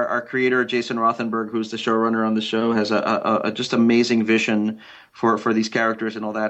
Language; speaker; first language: English; early bilingual, other home language; Spanish